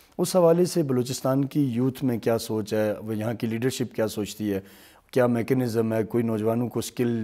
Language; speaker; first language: Urdu; native; Urdu